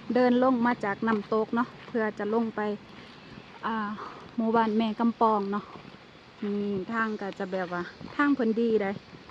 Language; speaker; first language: Thai; native; Thai